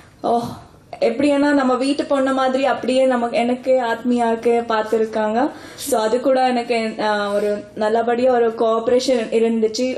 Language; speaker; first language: Tamil; non-native, local second language; Kannada